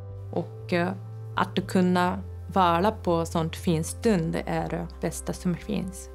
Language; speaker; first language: Swedish; non-native, fluent; Japanese